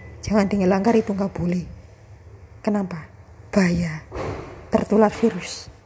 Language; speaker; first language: Indonesian; non-native, local second language; Javanese